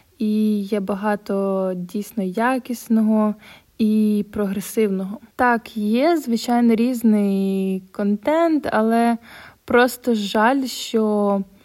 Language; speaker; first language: Ukrainian; non-native, local second language; Russian